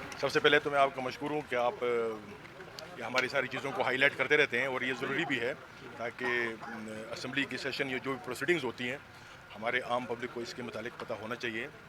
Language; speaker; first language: Urdu; non-native, local second language; Pashto